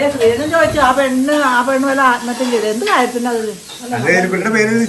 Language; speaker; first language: Malayalam; native; Malayalam